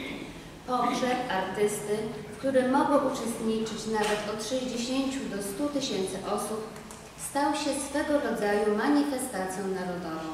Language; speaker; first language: Polish; native; Polish